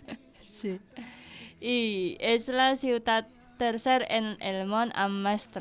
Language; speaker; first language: Catalan; non-native, learner; Indonesian